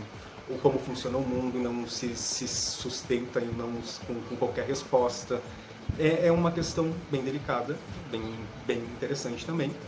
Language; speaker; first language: Portuguese; native; Portuguese